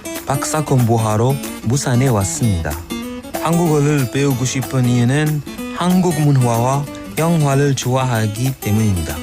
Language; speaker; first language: Korean; non-native, learner; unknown